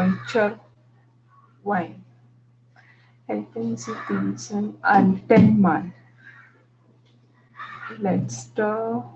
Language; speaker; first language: German; non-native, learner; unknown